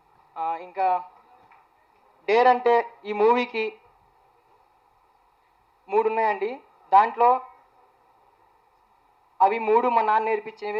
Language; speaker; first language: Telugu; native; Telugu